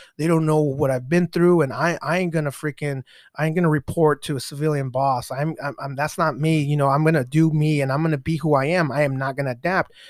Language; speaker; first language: English; early bilingual, other home language; Spanish